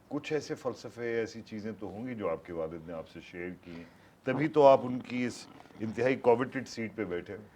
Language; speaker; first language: Urdu; native; Urdu